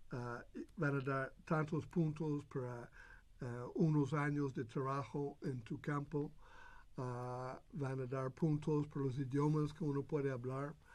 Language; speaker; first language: Spanish; non-native, fluent; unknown